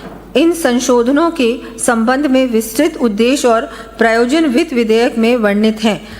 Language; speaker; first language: Hindi; native; Hindi